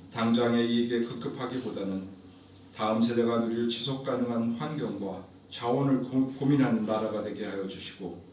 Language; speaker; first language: Korean; native; Korean